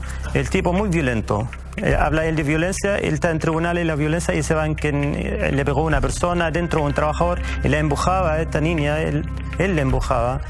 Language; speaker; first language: Spanish; native; Spanish